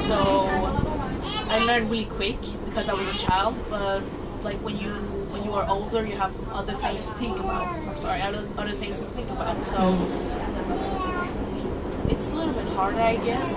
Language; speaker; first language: English; non-native, fluent; Persian